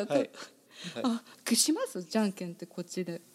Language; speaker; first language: Japanese; native; Japanese